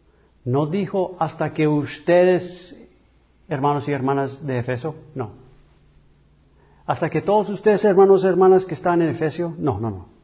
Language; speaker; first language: Spanish; early bilingual, heritage; English